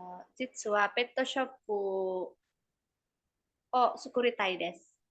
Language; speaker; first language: Japanese; non-native, learner; Indonesian